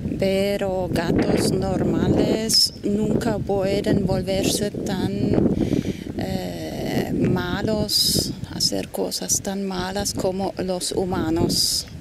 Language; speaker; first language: Spanish; non-native, fluent; German